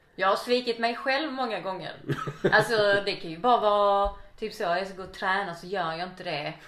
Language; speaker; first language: Swedish; native; Swedish